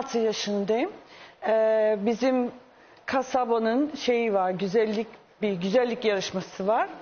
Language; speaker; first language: Turkish; non-native, fluent; English